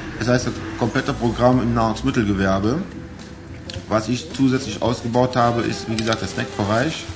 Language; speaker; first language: German; native; German